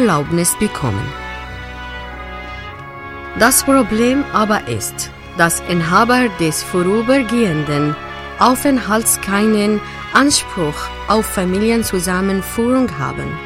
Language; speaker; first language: German; non-native, fluent; Arabic